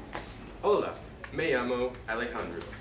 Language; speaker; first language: Spanish; non-native, learner; English